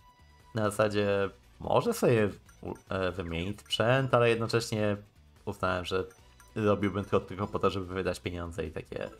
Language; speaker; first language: Polish; native; Polish